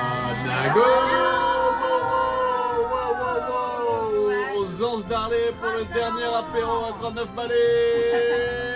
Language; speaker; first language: French; native; French